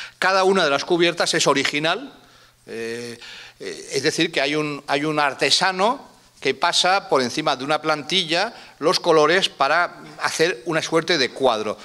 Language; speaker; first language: Spanish; native; Spanish